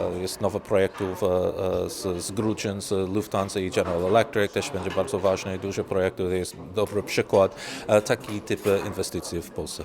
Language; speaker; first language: Polish; non-native, learner; English